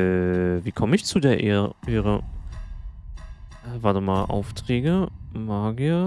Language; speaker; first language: German; native; German